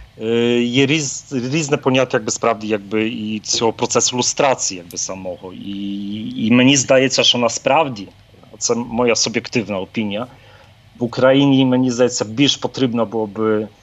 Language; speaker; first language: Polish; non-native, learner; Ukrainian